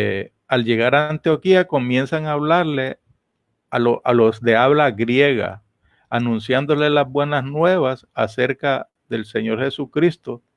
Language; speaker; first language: Spanish; native; Spanish